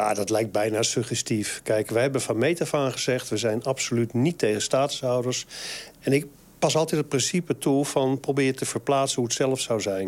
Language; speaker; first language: Dutch; native; Dutch